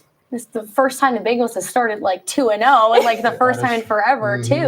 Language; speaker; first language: English; native; English